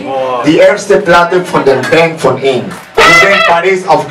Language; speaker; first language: German; non-native, learner; Spanish